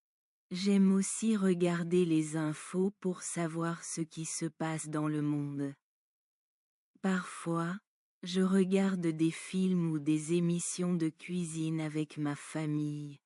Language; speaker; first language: French; non-native, learner; Bangla